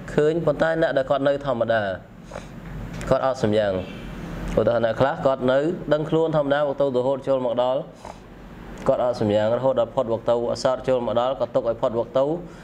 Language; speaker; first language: Khmer; non-native, local second language; Western Cham